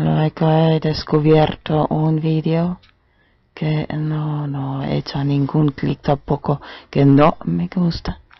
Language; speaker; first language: Spanish; non-native, fluent; German